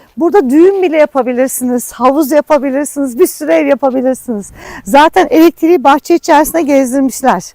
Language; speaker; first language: Turkish; native; Turkish